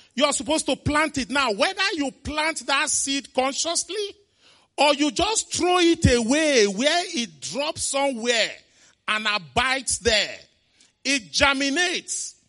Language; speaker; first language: English; non-native, local second language; Igbo